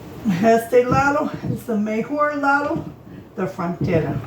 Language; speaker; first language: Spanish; non-native, learner; English